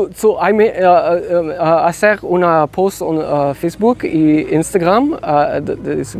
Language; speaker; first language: Spanish; non-native, learner; English